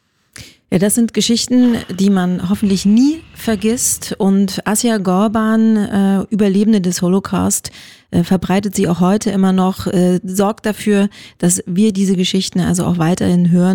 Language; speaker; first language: German; native; German